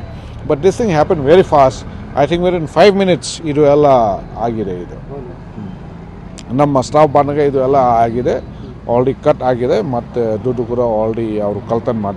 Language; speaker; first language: Kannada; non-native, fluent; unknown